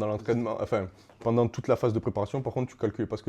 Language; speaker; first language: French; native; French